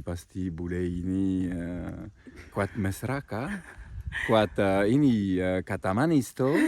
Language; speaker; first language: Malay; non-native, fluent; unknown